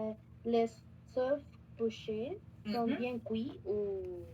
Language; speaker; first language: French; non-native, learner; Spanish